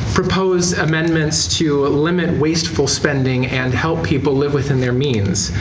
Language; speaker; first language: English; native; English